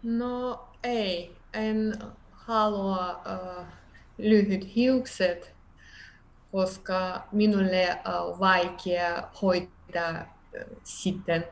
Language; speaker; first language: Finnish; non-native, learner; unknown